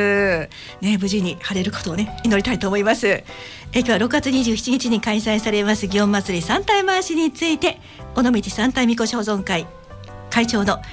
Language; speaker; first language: Japanese; native; Japanese